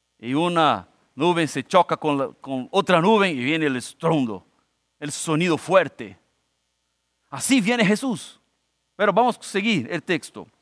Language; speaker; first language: Spanish; non-native, fluent; Portuguese